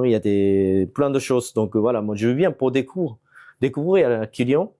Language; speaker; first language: French; non-native, fluent; Japanese